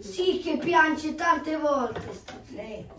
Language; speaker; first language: Italian; early bilingual, other home language; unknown